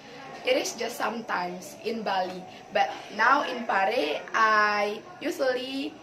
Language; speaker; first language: English; non-native, learner; Indonesian